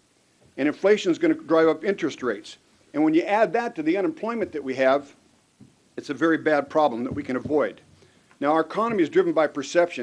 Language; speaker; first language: English; native; English